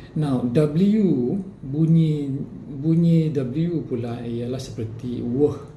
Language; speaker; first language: Malay; non-native, local second language; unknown